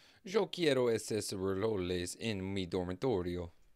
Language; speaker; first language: Spanish; non-native, learner; English